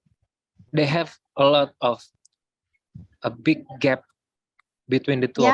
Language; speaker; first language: English; non-native, learner; Indonesian